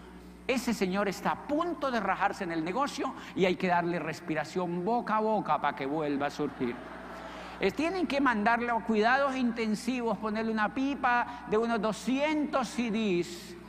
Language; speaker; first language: Spanish; native; Spanish